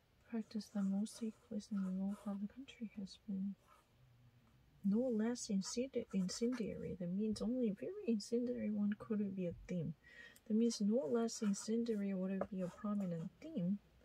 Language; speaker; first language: English; non-native, fluent; Korean